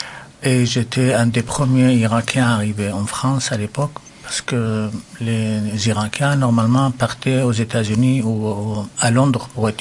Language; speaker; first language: French; non-native, local second language; Arabic